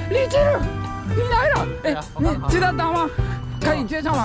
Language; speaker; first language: Chinese; non-native, learner; Japanese